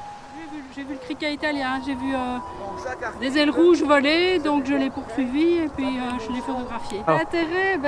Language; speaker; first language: French; native; French